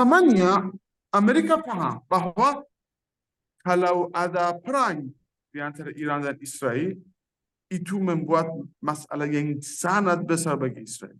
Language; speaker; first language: Indonesian; non-native, fluent; Persian